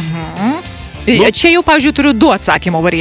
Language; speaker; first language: Lithuanian; native; Lithuanian